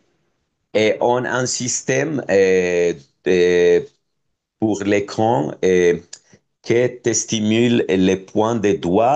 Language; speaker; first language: French; non-native, fluent; Spanish